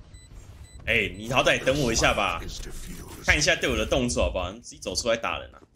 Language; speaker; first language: Chinese; native; Chinese